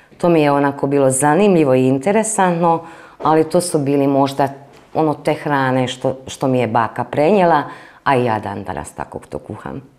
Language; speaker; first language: Croatian; non-native, local second language; Hungarian